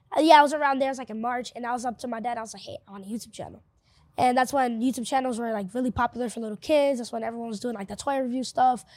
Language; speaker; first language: English; early bilingual, other home language; Spanish